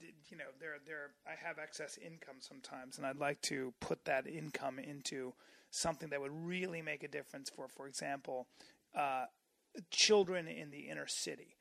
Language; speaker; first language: English; native; English